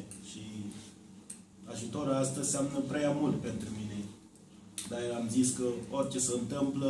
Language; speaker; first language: Romanian; non-native, learner; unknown